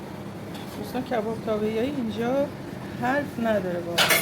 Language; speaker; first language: Persian; native; Persian